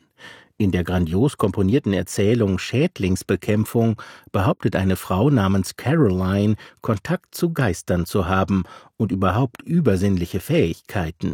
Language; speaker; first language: German; native; German